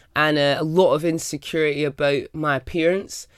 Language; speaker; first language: English; native; English